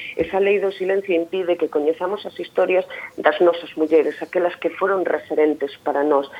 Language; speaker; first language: Galician; native; Galician